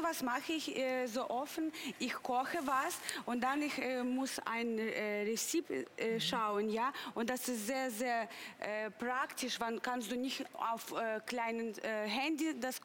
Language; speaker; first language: German; non-native, learner; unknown